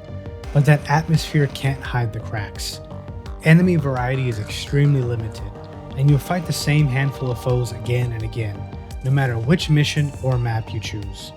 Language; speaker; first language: English; native; English